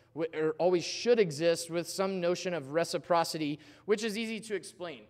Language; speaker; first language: English; native; English